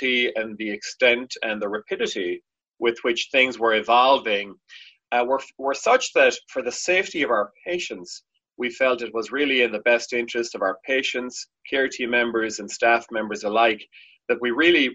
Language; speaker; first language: English; native; English